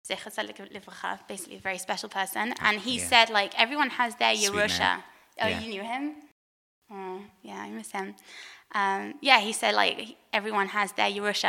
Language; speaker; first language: English; native; English